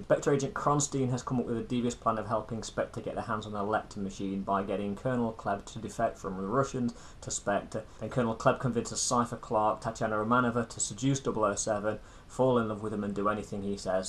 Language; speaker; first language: English; native; English